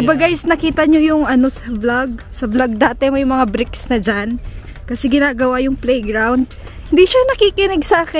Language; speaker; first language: Filipino; native; Filipino